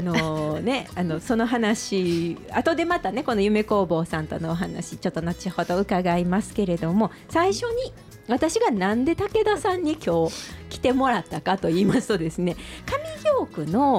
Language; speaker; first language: Japanese; native; Japanese